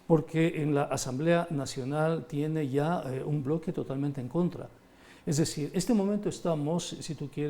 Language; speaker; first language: Spanish; native; Spanish